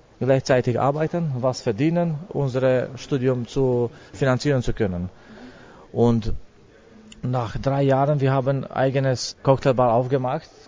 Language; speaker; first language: German; non-native, learner; Albanian